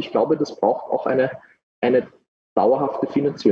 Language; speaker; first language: German; native; German